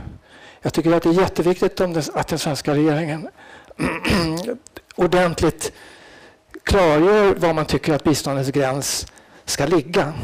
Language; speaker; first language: Swedish; native; Swedish